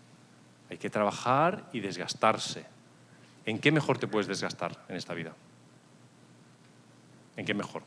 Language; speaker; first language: Spanish; native; Spanish